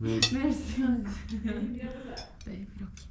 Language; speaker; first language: Korean; non-native, learner; Persian